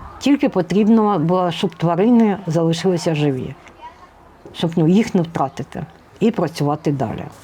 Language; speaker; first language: Ukrainian; non-native, local second language; Russian